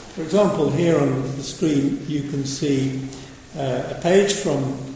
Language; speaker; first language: English; native; English